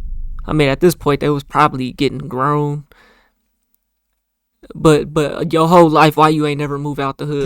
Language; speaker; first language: English; native; English